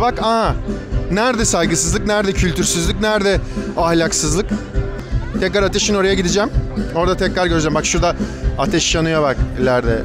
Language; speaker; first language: Turkish; native; Turkish